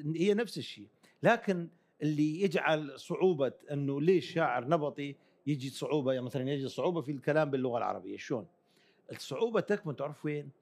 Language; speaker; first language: Arabic; early bilingual, other home language; Kurdish